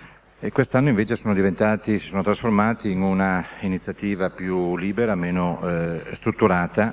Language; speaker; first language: Italian; native; Italian